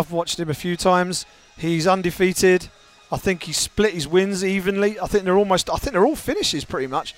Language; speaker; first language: English; native; English